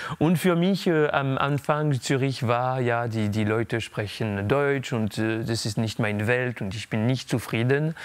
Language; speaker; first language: German; non-native, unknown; French